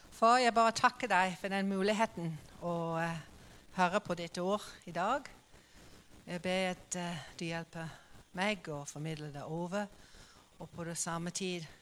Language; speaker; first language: Norwegian; non-native, fluent; English